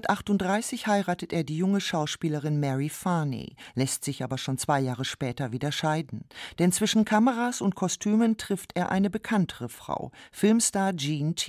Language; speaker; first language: German; native; German